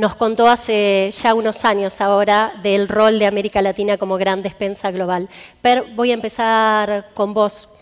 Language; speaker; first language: Spanish; native; Spanish